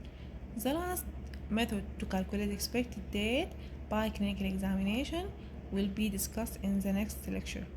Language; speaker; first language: English; non-native, local second language; Arabic